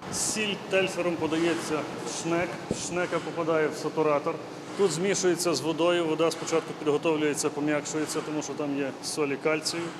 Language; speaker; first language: Ukrainian; native; Ukrainian